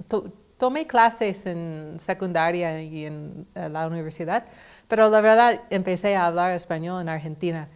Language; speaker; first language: Spanish; non-native, fluent; English